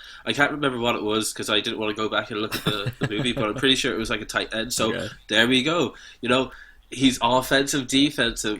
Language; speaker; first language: English; native; English